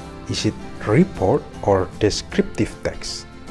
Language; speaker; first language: English; non-native, fluent; Indonesian